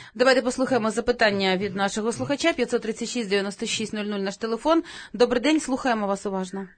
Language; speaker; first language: Ukrainian; native; Ukrainian